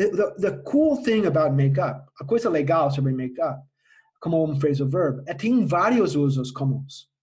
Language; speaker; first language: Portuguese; non-native, fluent; English